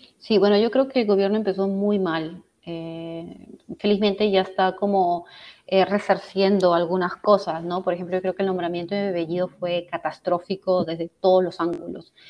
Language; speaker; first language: Spanish; native; Spanish